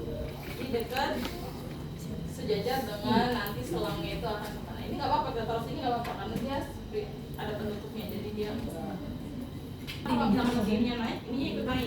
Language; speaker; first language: Indonesian; native; Indonesian